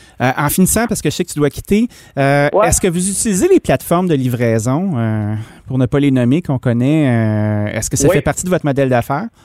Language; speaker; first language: French; native; French